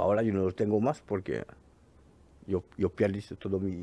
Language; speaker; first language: Spanish; non-native, learner; French